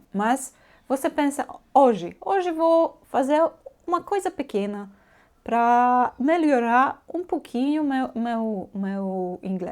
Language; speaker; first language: Portuguese; non-native, fluent; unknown